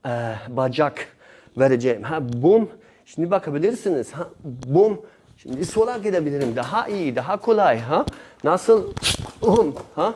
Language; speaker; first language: Turkish; non-native, learner; Polish